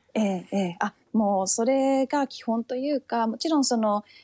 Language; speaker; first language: Japanese; early bilingual, heritage; Japanese